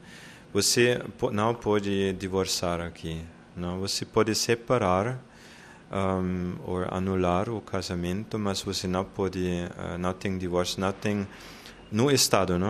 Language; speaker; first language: Portuguese; non-native, fluent; German